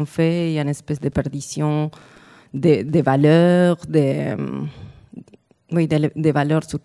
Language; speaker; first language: French; non-native, fluent; Spanish